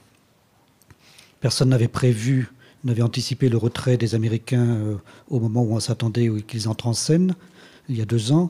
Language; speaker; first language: French; native; French